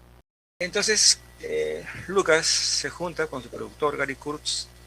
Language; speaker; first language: Spanish; native; Spanish